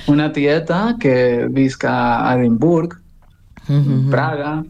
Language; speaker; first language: Catalan; non-native, learner; Spanish